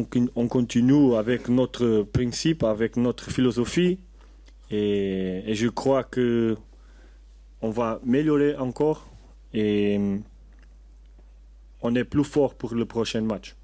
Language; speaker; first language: French; non-native, learner; Portuguese